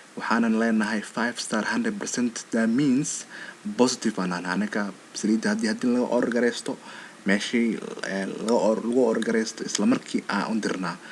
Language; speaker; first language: Somali; early bilingual, heritage; Somali